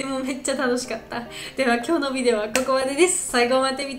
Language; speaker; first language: Japanese; non-native, learner; Georgian